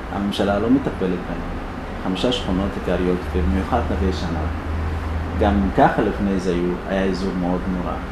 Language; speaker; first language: Hebrew; non-native, fluent; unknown